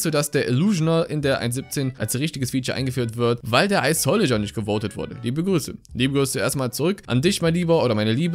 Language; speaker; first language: German; native; German